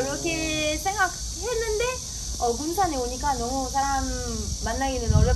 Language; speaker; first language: Korean; non-native, fluent; French